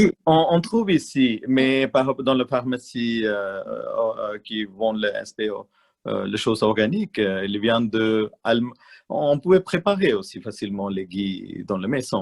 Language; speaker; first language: French; non-native, learner; Malayalam